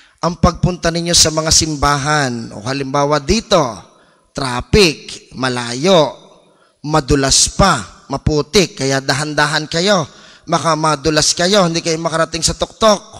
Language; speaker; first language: Filipino; native; Filipino